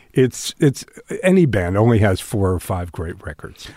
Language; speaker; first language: English; native; English